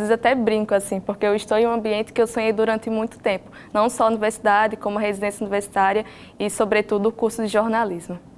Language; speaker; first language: Portuguese; native; Portuguese